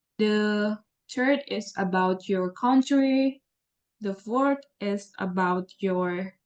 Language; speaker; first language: English; non-native, learner; Indonesian